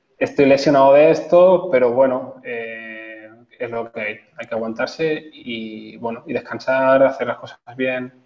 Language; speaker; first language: Spanish; native; Spanish